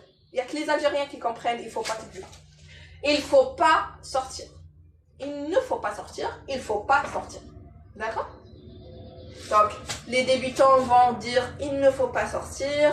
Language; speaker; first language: French; non-native, local second language; Arabic